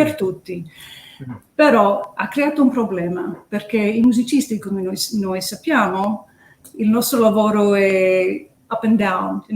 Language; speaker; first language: Italian; early bilingual, heritage; English